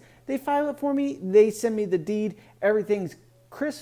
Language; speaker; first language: English; native; English